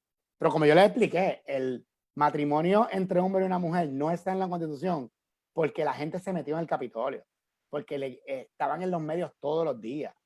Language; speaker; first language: Spanish; native; Spanish